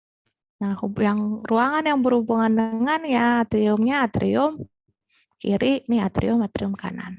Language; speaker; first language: Indonesian; native; Indonesian